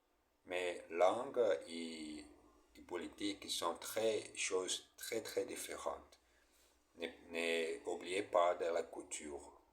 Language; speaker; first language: French; non-native, learner; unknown